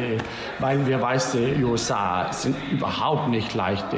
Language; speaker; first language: German; non-native, learner; Danish